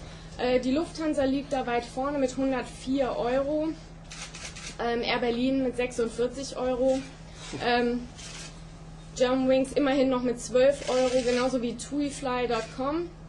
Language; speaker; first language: German; native; German